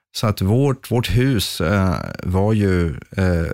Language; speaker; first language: Swedish; early bilingual, other home language; Persian